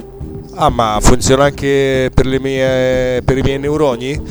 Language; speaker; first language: Italian; native; Italian